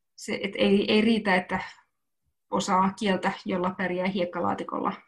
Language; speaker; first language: Finnish; native; Finnish